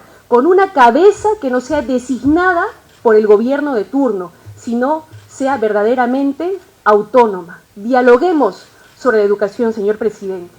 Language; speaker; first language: Spanish; native; Spanish